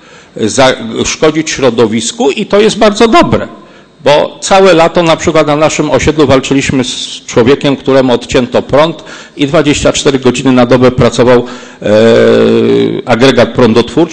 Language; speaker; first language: Polish; native; Polish